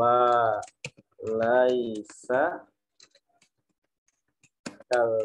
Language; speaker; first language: Arabic; non-native, fluent; Indonesian